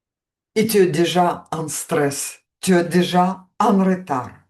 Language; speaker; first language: French; non-native, fluent; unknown